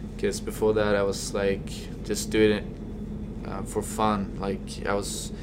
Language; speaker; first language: English; non-native, fluent; Swedish